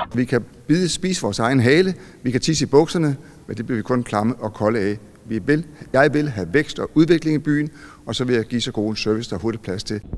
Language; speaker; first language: Danish; native; Danish